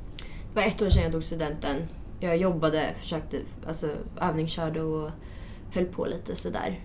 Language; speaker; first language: Swedish; early bilingual, other home language; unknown